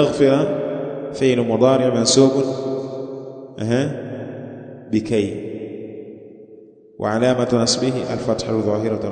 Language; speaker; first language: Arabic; non-native, fluent; Swahili